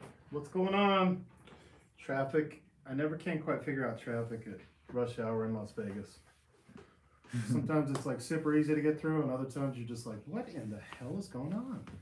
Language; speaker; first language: English; native; English